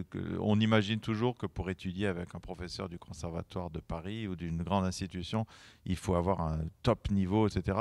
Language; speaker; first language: French; native; French